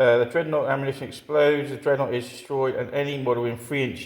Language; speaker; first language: English; native; English